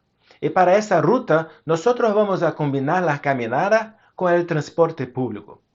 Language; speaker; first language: Spanish; non-native, fluent; Portuguese